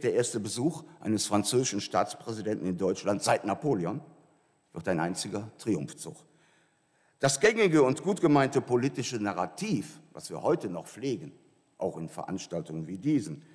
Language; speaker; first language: German; native; German